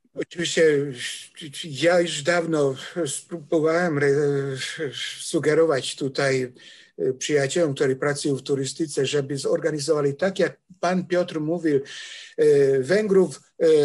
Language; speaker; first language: Polish; non-native, fluent; Hungarian